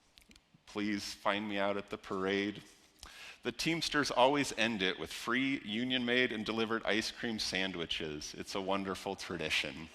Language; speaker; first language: English; native; English